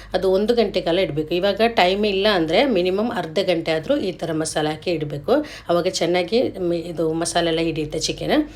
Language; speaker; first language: Kannada; non-native, local second language; Malayalam